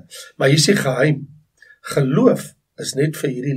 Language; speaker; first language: Afrikaans; native; Afrikaans